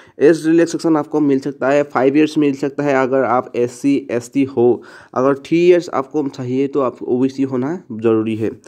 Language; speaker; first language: Hindi; non-native, local second language; Assamese